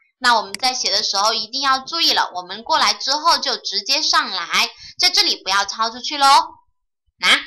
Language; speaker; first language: Chinese; native; Chinese